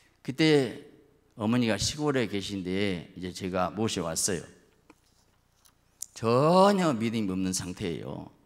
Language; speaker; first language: Korean; native; Korean